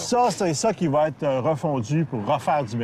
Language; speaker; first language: French; native; French